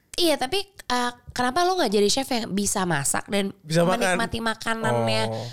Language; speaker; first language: Indonesian; native; Indonesian